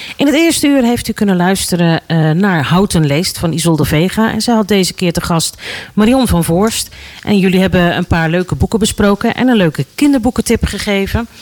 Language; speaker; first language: Dutch; native; Dutch